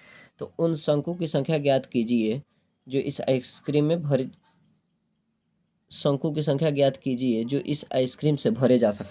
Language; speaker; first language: Hindi; native; Hindi